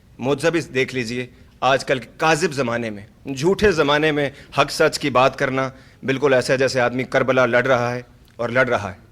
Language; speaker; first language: Urdu; non-native, local second language; Pashto